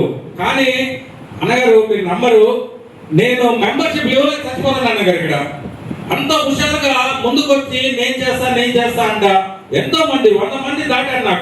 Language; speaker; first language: Telugu; native; Telugu